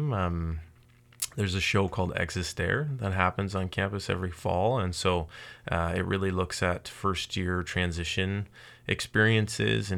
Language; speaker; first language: English; native; English